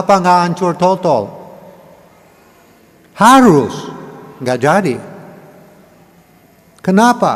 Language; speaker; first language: Indonesian; non-native, learner; English